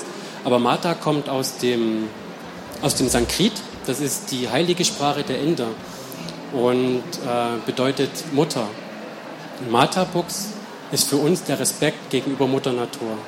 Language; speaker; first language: German; native; German